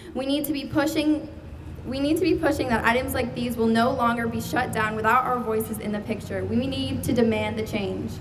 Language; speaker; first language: English; native; English